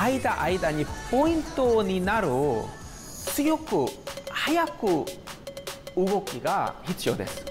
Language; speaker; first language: Japanese; non-native, fluent; Korean